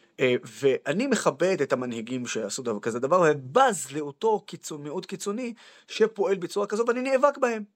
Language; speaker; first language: Hebrew; non-native, local second language; Arabic